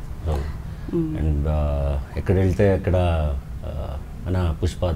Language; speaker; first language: Telugu; non-native, learner; Kannada